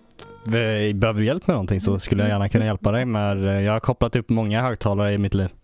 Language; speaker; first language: Swedish; native; Swedish